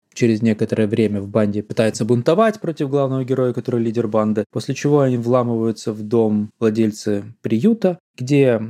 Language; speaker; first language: Russian; native; Russian